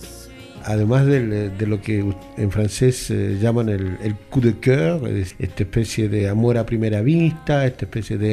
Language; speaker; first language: Spanish; native; Spanish